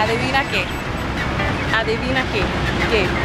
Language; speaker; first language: Spanish; non-native, learner; English